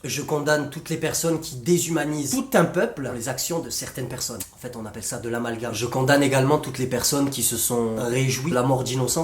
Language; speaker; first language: French; native; French